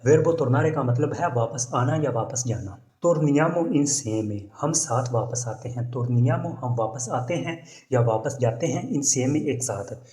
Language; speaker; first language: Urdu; non-native, local second language; Punjabi